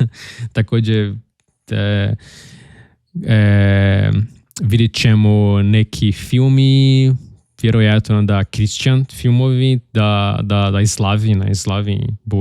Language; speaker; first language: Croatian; non-native, learner; Portuguese